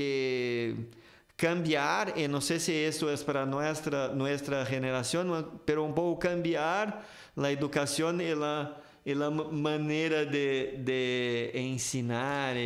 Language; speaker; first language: Spanish; non-native, fluent; Portuguese